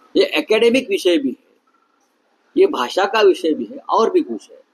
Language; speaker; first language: Hindi; non-native, local second language; Marathi